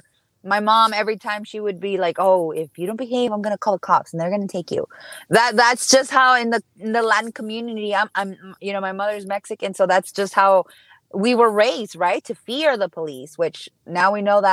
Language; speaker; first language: English; early bilingual, other home language; Spanish